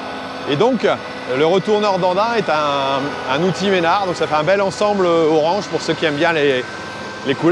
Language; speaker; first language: French; native; French